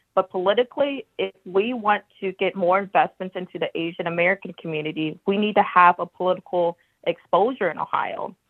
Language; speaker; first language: English; native; English